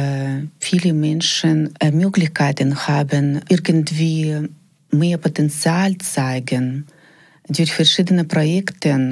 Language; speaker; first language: German; non-native, fluent; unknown